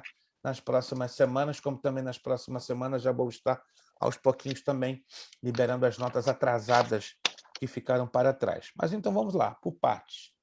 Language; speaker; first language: Portuguese; native; Portuguese